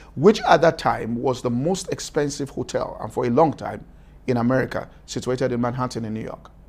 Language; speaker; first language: English; non-native, local second language; Yoruba